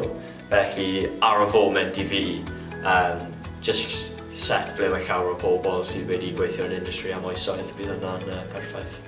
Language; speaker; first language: Welsh; non-native, local second language; English